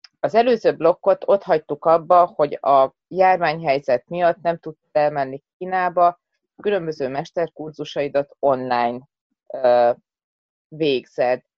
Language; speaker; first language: Hungarian; native; Hungarian